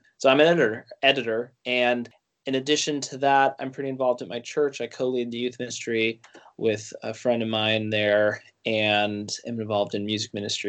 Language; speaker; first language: English; native; English